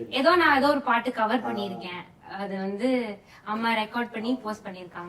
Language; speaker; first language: Tamil; early bilingual, heritage; Tamil